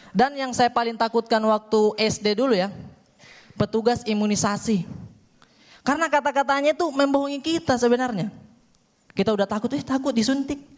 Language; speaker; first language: Indonesian; native; Indonesian